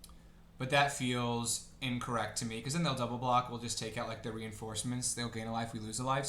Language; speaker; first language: English; native; English